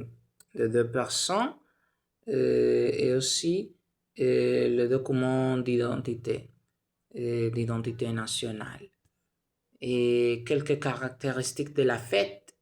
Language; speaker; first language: French; non-native, learner; Spanish